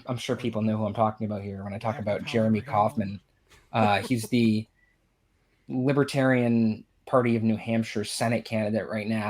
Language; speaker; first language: English; native; English